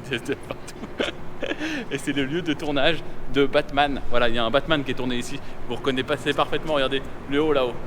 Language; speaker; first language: French; native; French